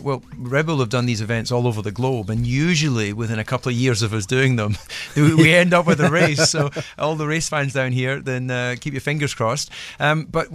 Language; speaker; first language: English; native; English